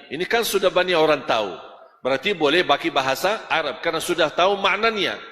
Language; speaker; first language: Malay; non-native, fluent; Arabic